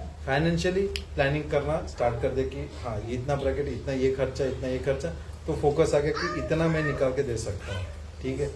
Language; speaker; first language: Hindi; native; Hindi